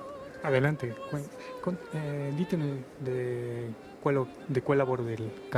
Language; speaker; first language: Spanish; native; Spanish